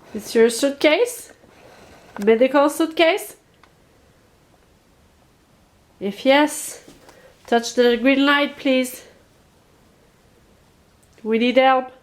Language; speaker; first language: English; non-native, learner; French